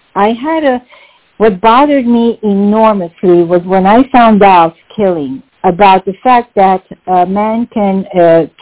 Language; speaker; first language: English; non-native, fluent; French